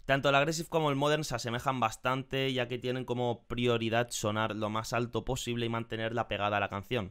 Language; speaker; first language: Spanish; native; Spanish